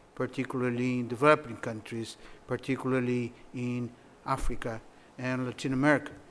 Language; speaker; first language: English; non-native, fluent; Portuguese